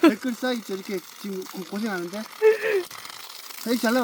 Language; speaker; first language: Korean; native; Korean